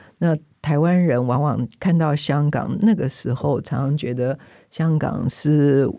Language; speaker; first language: Chinese; native; Chinese